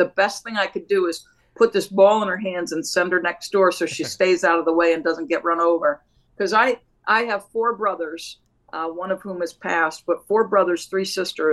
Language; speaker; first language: English; native; English